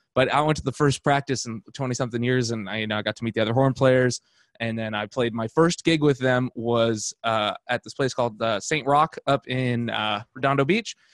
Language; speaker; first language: English; native; English